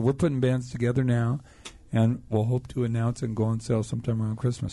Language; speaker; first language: English; native; English